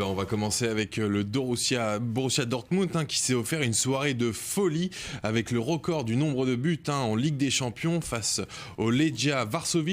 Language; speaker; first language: French; native; French